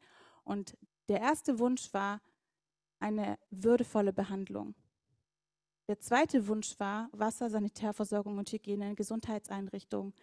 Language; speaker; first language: German; native; German